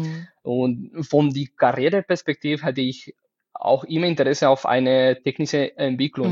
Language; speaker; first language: German; non-native, fluent; Spanish